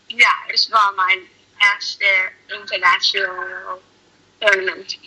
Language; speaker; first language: German; non-native, learner; English